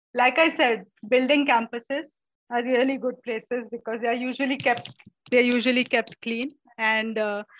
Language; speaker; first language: English; non-native, local second language; Malayalam